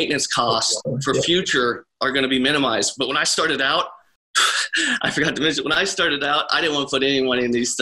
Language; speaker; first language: English; native; English